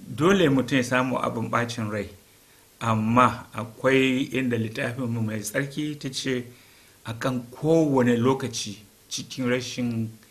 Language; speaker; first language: Hausa; non-native, local second language; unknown